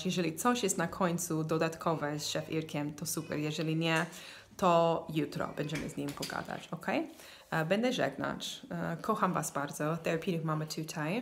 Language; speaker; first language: Polish; non-native, learner; English